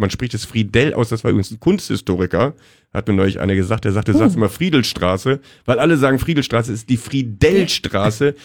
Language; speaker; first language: German; native; German